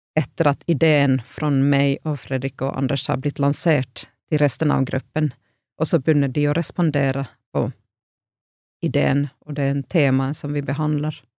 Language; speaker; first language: Norwegian; non-native, fluent; Finnish